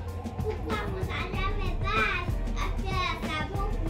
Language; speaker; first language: French; early bilingual, heritage; French